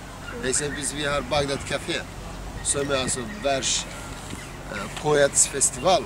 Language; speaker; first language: Swedish; non-native, fluent; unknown